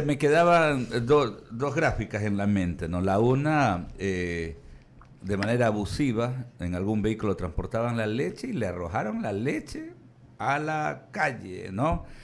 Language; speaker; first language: Spanish; native; Spanish